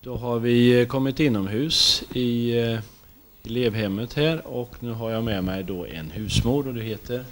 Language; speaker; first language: Swedish; native; Swedish